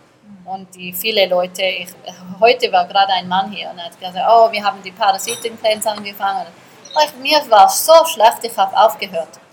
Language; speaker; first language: German; early bilingual, heritage; German